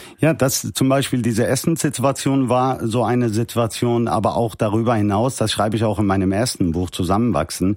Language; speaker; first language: German; early bilingual, heritage; Turkish